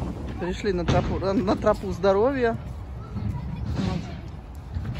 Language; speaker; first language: Russian; native; Russian